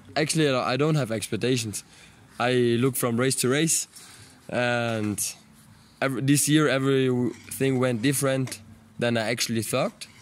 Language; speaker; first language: English; non-native, fluent; Italian